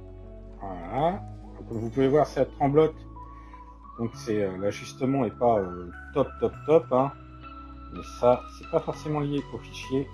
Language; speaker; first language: French; native; French